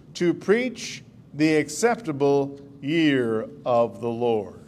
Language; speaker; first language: English; native; English